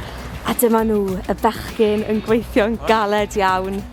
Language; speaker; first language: Welsh; native; Welsh